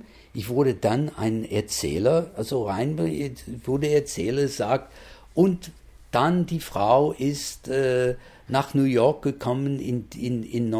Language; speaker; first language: German; non-native, fluent; English